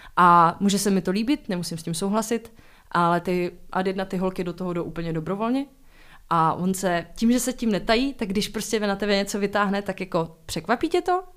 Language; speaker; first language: Czech; native; Czech